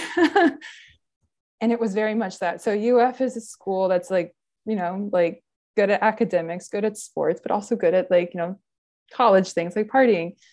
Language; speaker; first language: English; native; English